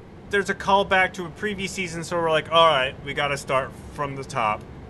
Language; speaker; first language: English; native; English